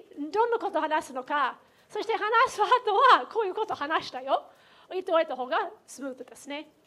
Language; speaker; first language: Japanese; non-native, fluent; English